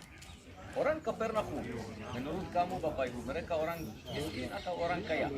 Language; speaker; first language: Indonesian; non-native, fluent; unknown